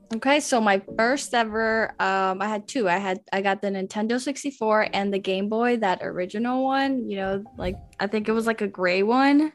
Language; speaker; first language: English; early bilingual, other home language; Spanish